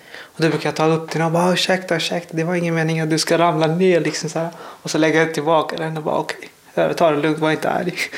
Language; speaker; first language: Swedish; non-native, fluent; Persian